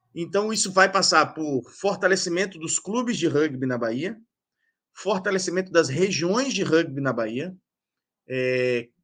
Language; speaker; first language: Portuguese; native; Portuguese